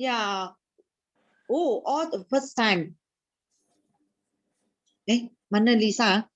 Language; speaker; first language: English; non-native, local second language; Malay